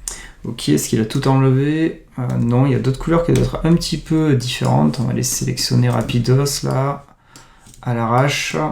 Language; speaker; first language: French; native; French